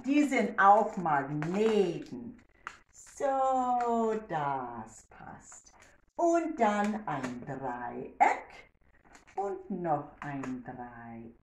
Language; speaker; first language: German; non-native, learner; English